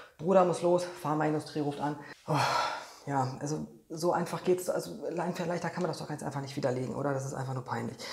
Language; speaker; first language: German; non-native, fluent; Polish